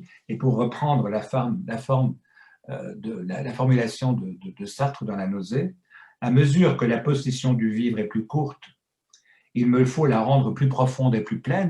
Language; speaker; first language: French; native; French